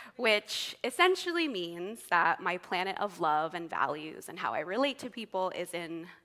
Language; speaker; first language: English; native; English